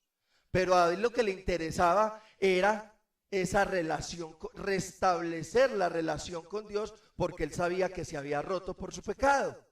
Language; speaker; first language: Spanish; native; Spanish